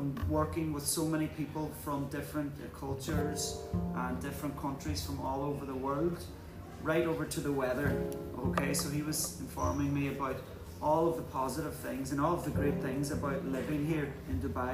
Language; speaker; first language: English; native; English